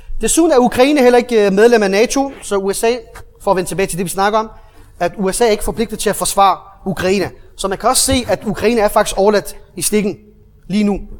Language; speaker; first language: Danish; early bilingual, other home language; Arabic